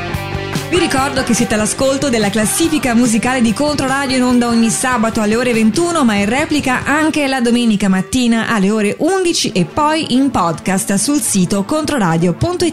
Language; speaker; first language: Italian; native; Italian